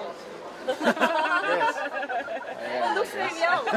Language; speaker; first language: English; non-native, learner; Korean